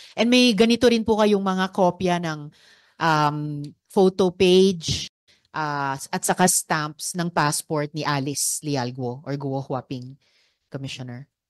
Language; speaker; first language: Filipino; native; Filipino